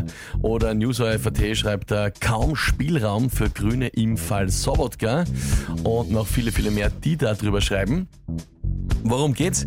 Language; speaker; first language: German; native; German